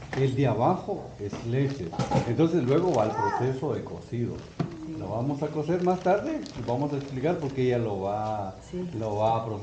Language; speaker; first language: Spanish; native; Spanish